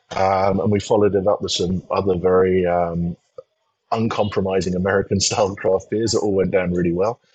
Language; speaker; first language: English; native; English